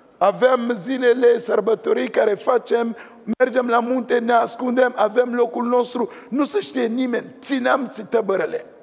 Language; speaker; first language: Romanian; non-native, fluent; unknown